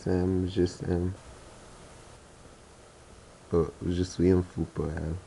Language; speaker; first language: French; non-native, learner; English